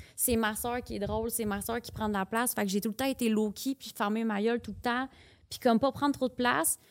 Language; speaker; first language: French; native; French